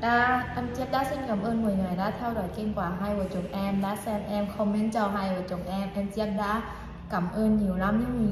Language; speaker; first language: Vietnamese; non-native, fluent; Thai